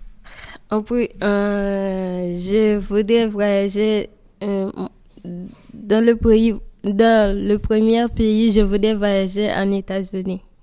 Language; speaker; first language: French; non-native, learner; Haitian Creole